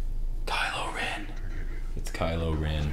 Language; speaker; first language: English; native; English